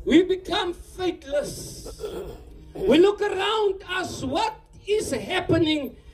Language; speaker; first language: English; non-native, local second language; Afrikaans